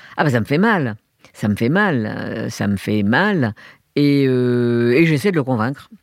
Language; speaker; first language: French; native; French